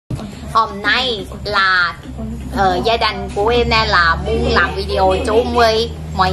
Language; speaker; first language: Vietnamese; non-native, learner; Thai